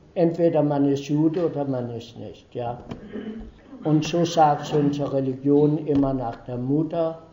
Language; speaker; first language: German; early bilingual, heritage; German